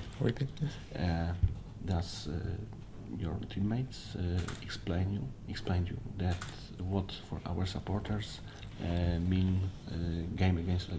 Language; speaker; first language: English; non-native, learner; Polish